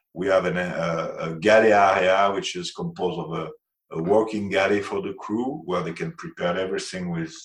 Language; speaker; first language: English; non-native, fluent; French